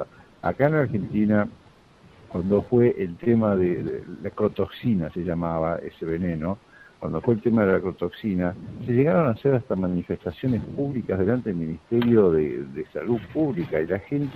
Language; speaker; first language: Spanish; native; Spanish